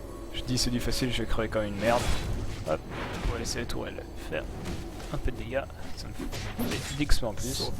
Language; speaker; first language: French; native; French